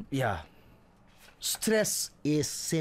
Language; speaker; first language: English; non-native, learner; Korean